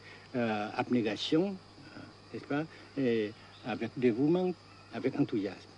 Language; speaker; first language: French; non-native, fluent; Vietnamese